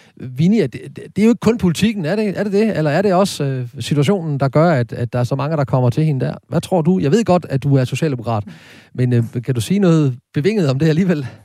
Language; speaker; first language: Danish; native; Danish